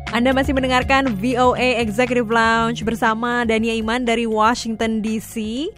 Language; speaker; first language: Indonesian; native; Indonesian